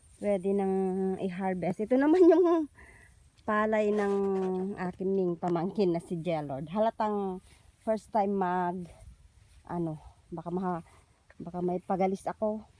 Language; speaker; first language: Filipino; non-native, local second language; Iloko